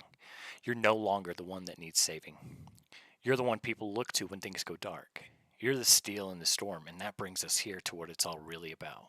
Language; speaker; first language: English; native; English